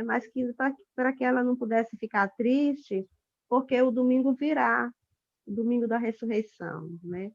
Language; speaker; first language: Portuguese; native; Portuguese